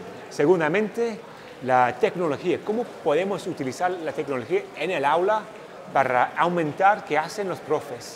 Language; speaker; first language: Spanish; non-native, fluent; English